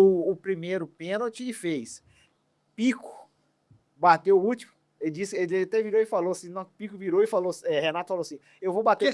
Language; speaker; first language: Portuguese; native; Portuguese